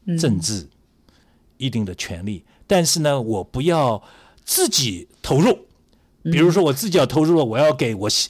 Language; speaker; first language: Chinese; native; Chinese